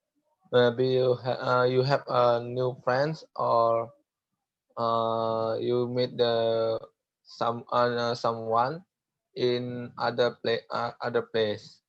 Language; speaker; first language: English; non-native, learner; Indonesian